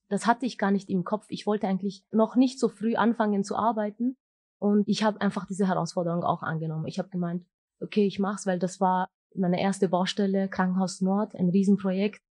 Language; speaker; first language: German; early bilingual, other home language; Turkish